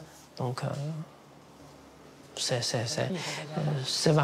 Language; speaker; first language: French; non-native, fluent; Chinese